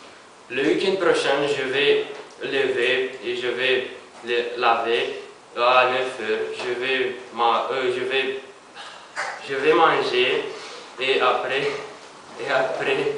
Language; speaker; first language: French; non-native, learner; Romanian